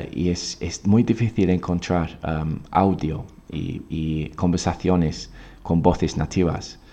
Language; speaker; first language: Spanish; non-native, fluent; English